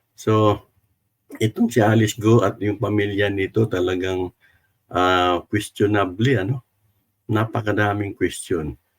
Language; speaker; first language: Filipino; non-native, local second language; Cebuano